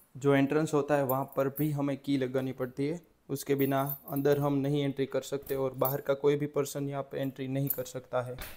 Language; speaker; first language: Hindi; non-native, local second language; Gujarati